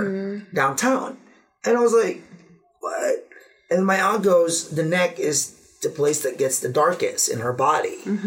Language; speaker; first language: English; non-native, local second language; Filipino